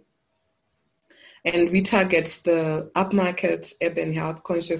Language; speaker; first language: English; non-native, local second language; Shona